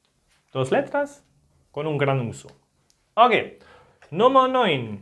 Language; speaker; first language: Spanish; non-native, fluent; German